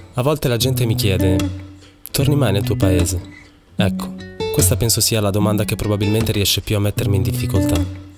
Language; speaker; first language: Italian; early bilingual, other home language; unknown